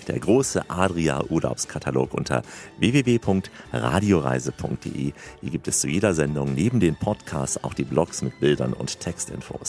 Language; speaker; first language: German; native; German